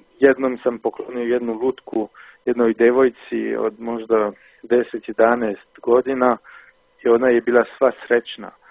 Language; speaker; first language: Serbian; non-native, fluent; French